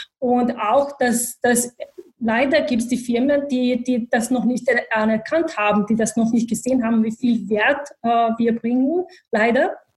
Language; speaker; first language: German; non-native, fluent; Bosnian